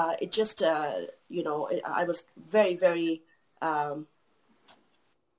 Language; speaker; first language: English; non-native, local second language; Urdu